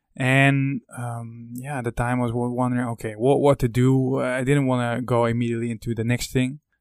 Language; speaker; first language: English; non-native, fluent; Dutch